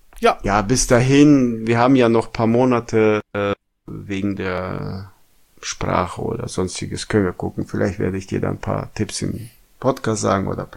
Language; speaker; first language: German; non-native, fluent; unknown